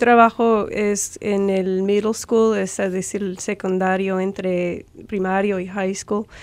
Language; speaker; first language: Spanish; non-native, fluent; English